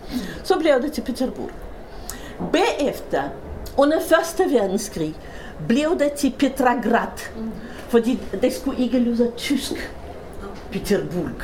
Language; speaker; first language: Danish; non-native, fluent; Russian